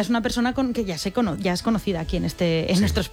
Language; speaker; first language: Spanish; native; Spanish